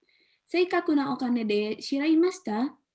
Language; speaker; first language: Japanese; non-native, learner; Indonesian